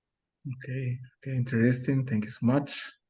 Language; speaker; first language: English; non-native, learner; Spanish